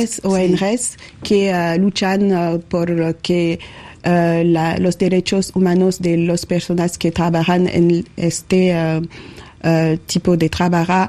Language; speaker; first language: Spanish; non-native, learner; French